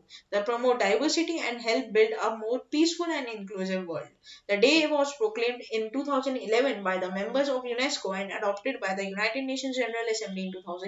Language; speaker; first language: English; non-native, local second language; Hindi